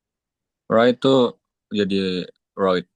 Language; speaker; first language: English; non-native, learner; Indonesian